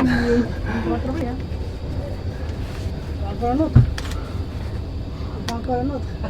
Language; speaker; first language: French; non-native, learner; Arabic